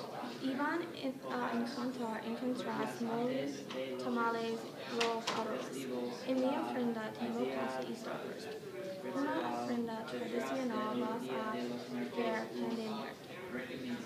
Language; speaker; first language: Spanish; non-native, learner; English